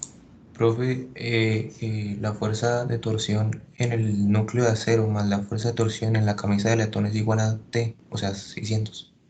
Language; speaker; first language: Spanish; native; Spanish